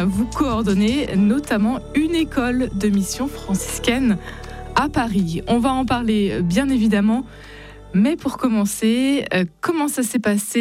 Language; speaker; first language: French; native; French